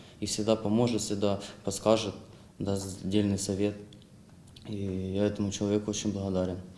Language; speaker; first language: Russian; non-native, local second language; Ukrainian